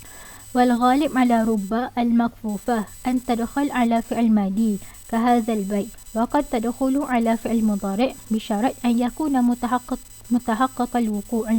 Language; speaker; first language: Arabic; non-native, learner; Malay